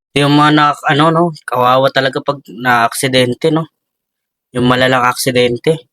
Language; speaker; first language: Filipino; native; Filipino